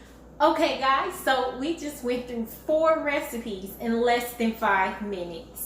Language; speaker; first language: English; native; English